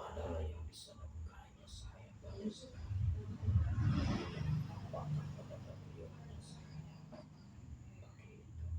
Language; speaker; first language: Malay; non-native, local second language; Javanese